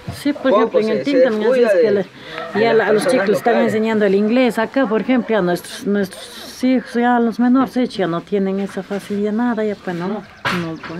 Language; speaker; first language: Spanish; native; Spanish